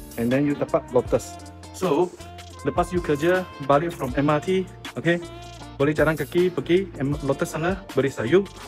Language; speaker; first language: Malay; non-native, local second language; Chinese